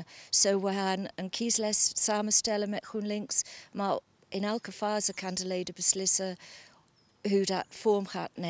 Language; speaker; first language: Dutch; non-native, fluent; English